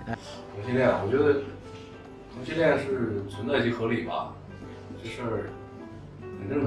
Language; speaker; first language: Chinese; native; Chinese